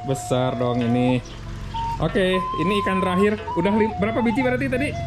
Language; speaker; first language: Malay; non-native, local second language; Sundanese